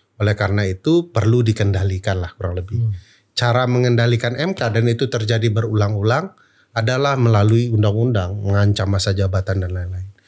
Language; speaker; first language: Indonesian; non-native, local second language; Minangkabau